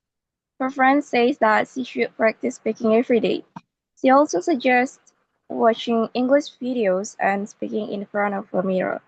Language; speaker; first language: English; non-native, learner; Indonesian